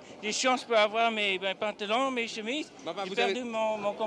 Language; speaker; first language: French; non-native, learner; English